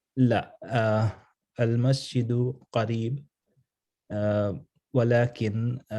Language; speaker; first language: Arabic; non-native, learner; English